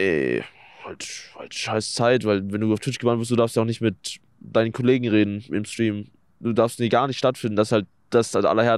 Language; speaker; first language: German; native; German